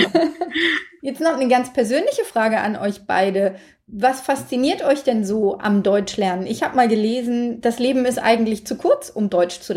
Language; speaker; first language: German; native; German